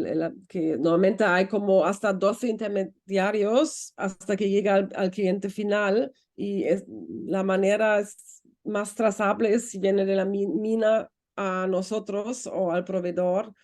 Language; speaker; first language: Spanish; non-native, fluent; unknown